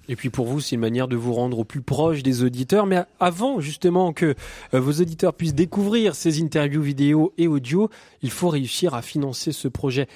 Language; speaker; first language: French; native; French